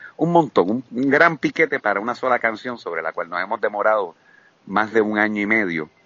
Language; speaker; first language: Spanish; native; Spanish